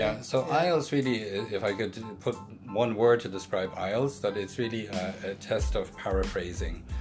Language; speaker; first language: English; native; English